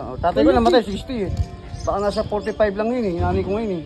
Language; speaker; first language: Filipino; native; Filipino